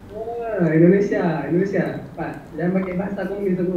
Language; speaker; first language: Korean; native; Korean